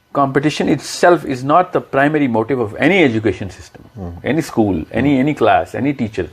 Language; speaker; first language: English; non-native, local second language; Urdu